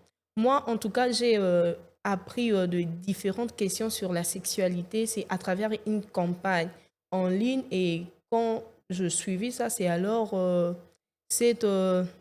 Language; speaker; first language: French; non-native, local second language; Lingala